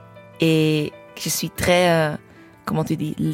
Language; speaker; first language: French; non-native, fluent; English